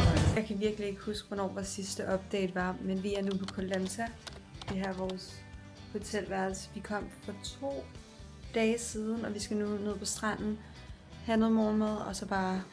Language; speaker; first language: Danish; native; Danish